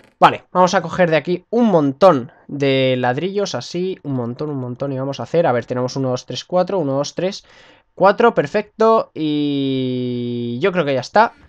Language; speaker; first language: Spanish; native; Spanish